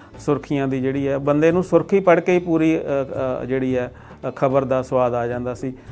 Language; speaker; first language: Punjabi; native; Punjabi